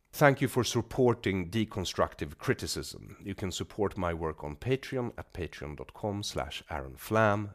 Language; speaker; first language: English; non-native, fluent; Swedish